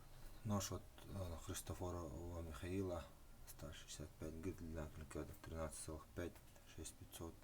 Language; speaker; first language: Russian; native; Russian